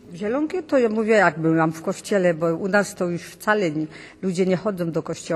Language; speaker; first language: Polish; early bilingual, heritage; Polish